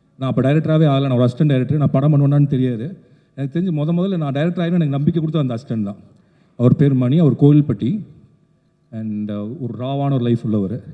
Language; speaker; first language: Tamil; native; Tamil